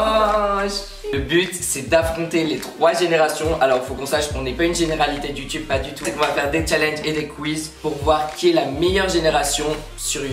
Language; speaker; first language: French; native; French